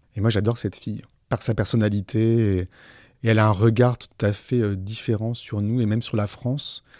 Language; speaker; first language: French; native; French